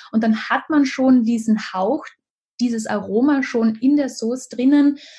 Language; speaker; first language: German; native; German